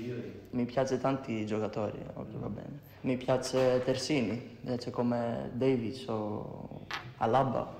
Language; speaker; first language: Italian; non-native, learner; Greek